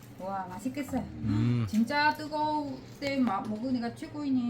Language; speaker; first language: Korean; non-native, learner; Vietnamese